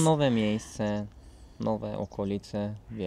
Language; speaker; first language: Polish; non-native, fluent; Turkish